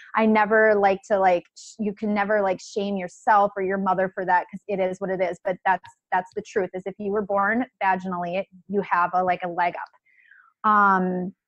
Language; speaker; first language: English; native; English